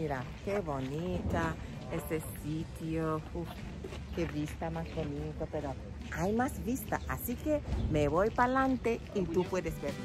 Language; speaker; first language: Spanish; non-native, fluent; English